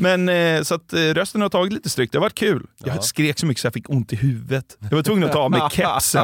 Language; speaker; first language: Swedish; native; Swedish